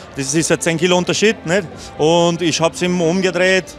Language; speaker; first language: German; non-native, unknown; Albanian